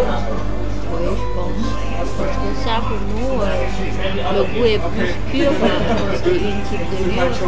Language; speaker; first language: French; non-native, learner; Chinese